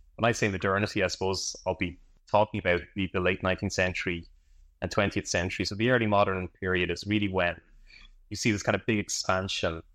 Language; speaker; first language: English; native; English